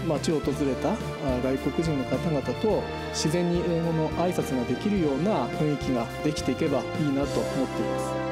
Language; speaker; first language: Japanese; native; Japanese